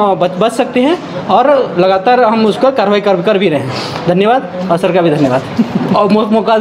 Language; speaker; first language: Hindi; native; Hindi